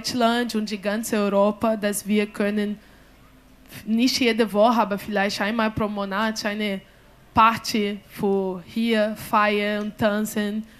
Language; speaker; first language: German; non-native, learner; Portuguese